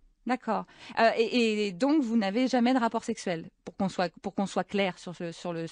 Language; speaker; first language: French; native; French